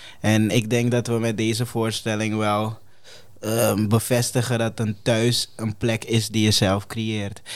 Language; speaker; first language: Dutch; non-native, fluent; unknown